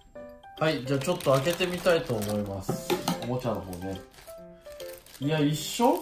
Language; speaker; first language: Japanese; native; Japanese